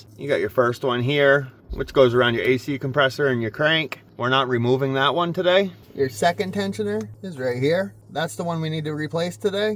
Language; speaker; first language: English; native; English